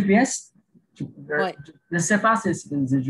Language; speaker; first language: French; non-native, learner; Vietnamese